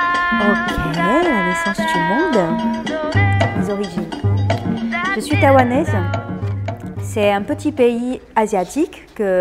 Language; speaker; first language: French; non-native, fluent; Chinese